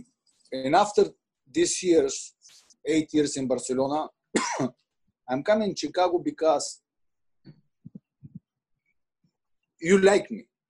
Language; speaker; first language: English; non-native, learner; Bulgarian